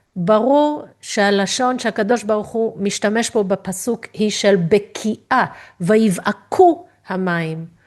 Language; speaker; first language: Hebrew; non-native, fluent; English